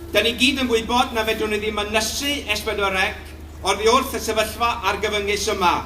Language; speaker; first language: Welsh; native; Welsh